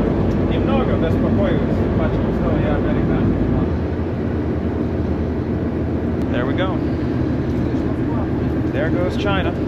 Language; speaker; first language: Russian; non-native, learner; English